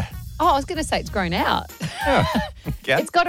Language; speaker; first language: English; native; English